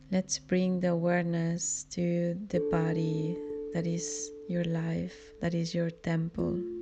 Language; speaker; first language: English; non-native, fluent; Spanish